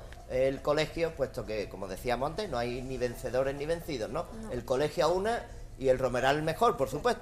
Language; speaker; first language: Spanish; native; Spanish